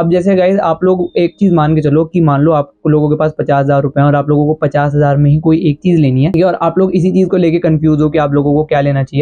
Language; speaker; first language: Hindi; native; Hindi